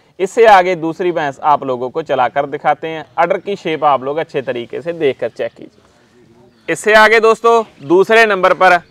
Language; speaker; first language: Hindi; non-native, local second language; Punjabi